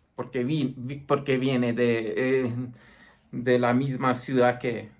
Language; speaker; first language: Spanish; early bilingual, heritage; Spanish